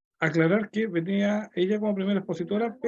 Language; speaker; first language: Spanish; native; Spanish